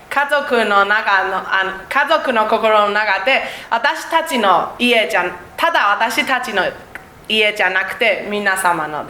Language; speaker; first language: Japanese; non-native, learner; Chinese